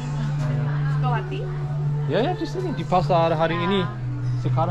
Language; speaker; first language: Indonesian; non-native, learner; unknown